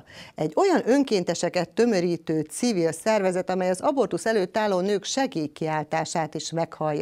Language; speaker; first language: Hungarian; native; Hungarian